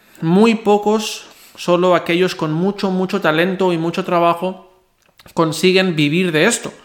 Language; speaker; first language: Spanish; non-native, local second language; Catalan